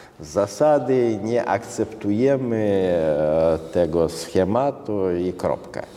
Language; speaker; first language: Polish; non-native, fluent; Russian